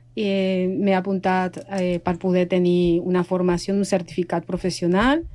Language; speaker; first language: Catalan; non-native, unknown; Spanish